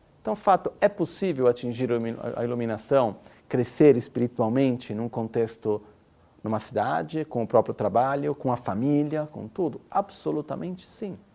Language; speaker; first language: Portuguese; native; Portuguese